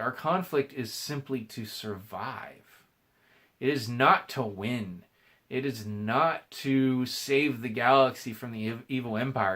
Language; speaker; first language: English; native; English